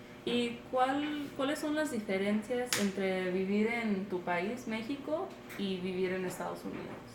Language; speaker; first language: Spanish; early bilingual, other home language; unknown